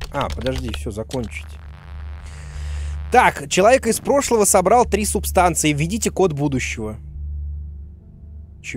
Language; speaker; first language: Russian; native; Russian